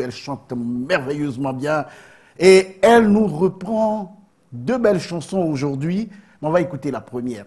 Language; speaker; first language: French; native; French